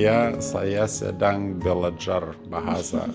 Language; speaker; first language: Indonesian; non-native, learner; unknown